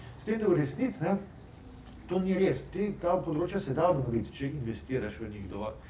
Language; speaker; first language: Slovenian; native; Slovenian